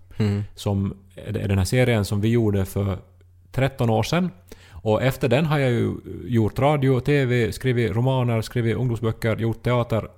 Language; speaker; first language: Swedish; native; Swedish